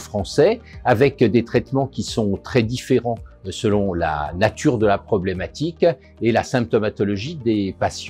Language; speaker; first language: French; native; French